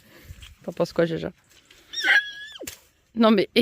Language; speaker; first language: French; native; French